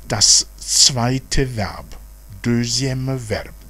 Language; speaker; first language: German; non-native, fluent; Rundi